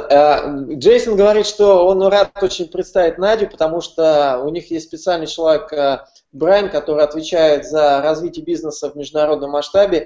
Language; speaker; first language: Russian; native; Russian